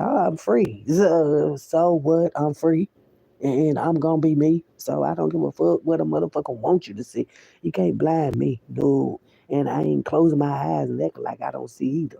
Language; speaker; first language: English; native; English